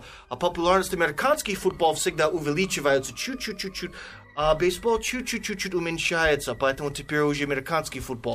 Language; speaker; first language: Russian; non-native, fluent; English